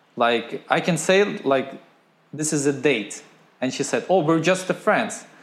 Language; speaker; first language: English; non-native, fluent; Ukrainian